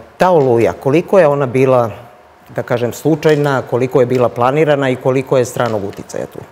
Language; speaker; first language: Serbian; native; Serbian